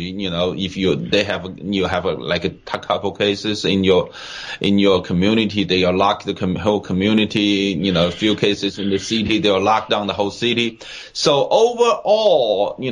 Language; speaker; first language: English; non-native, fluent; Chinese